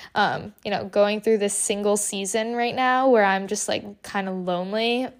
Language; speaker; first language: English; early bilingual, other home language; Portuguese